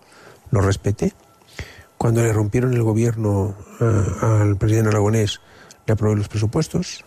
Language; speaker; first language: Spanish; non-native, local second language; Catalan